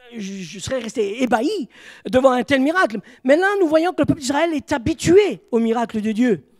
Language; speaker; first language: French; native; French